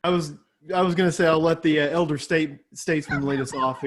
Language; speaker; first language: English; native; English